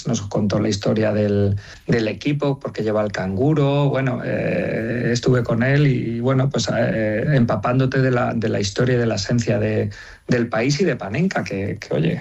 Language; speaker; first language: Spanish; native; Spanish